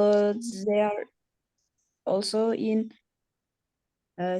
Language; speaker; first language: English; non-native, learner; Uzbek